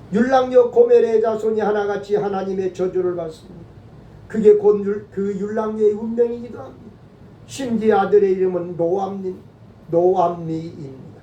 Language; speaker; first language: Korean; native; Korean